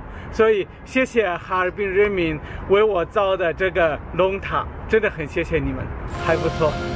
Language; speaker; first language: Chinese; non-native, fluent; German